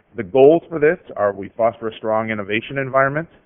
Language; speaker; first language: English; native; English